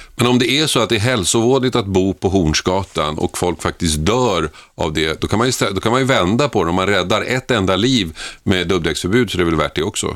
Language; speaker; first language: Swedish; native; Swedish